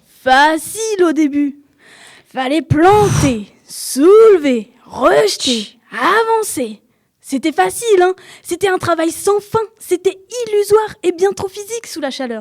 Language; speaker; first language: French; native; French